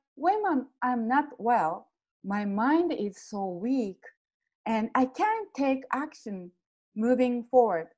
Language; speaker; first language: English; non-native, fluent; Japanese